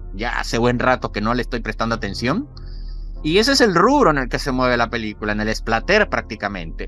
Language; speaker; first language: Spanish; native; Spanish